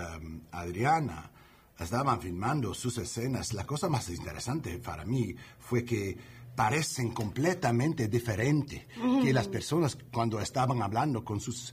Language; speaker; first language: Spanish; non-native, learner; English